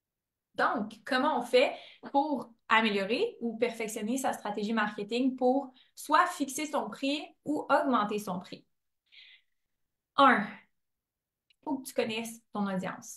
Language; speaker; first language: French; native; French